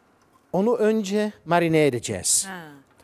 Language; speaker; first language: Turkish; non-native, fluent; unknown